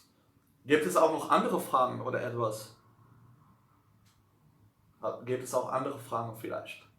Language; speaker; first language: German; non-native, learner; Dutch